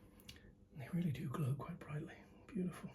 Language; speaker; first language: English; native; English